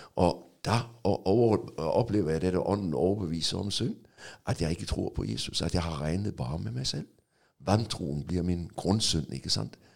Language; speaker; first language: Norwegian; non-native, fluent; Danish